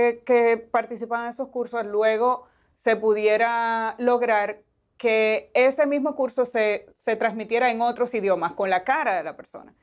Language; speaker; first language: Spanish; native; Spanish